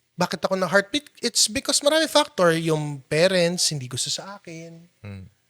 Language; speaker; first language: Filipino; native; Filipino